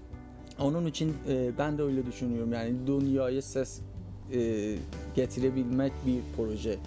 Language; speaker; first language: Turkish; non-native, fluent; Persian